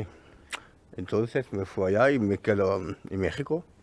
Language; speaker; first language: Spanish; non-native, learner; French